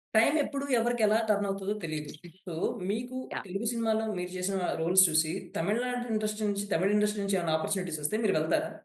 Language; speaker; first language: Telugu; native; Telugu